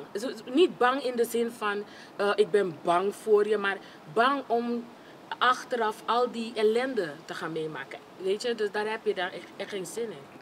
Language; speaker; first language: Dutch; non-native, fluent; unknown